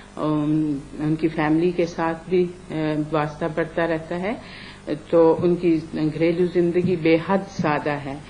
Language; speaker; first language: Urdu; native; Urdu